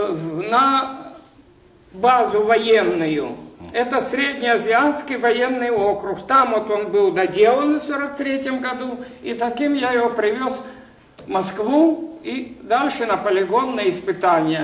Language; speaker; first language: Russian; native; Russian